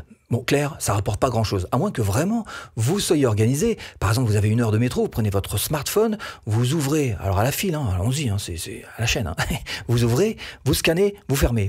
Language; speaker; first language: French; native; French